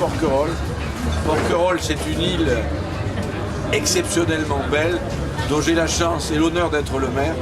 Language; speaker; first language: French; native; French